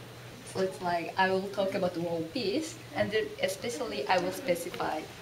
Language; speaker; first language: English; non-native, fluent; Japanese